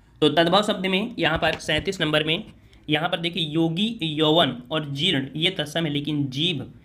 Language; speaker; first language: Hindi; native; Hindi